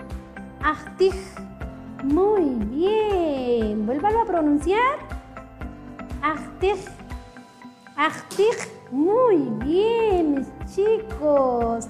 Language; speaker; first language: Spanish; non-native, local second language; Kʼicheʼ